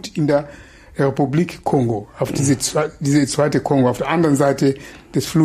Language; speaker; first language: German; non-native, fluent; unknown